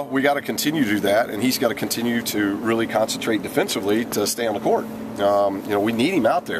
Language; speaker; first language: English; native; English